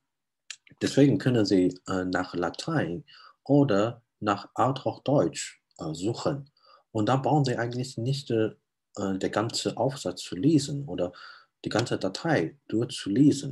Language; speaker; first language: German; non-native, fluent; Chinese